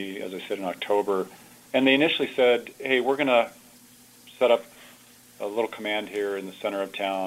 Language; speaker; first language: English; early bilingual, other home language; Italian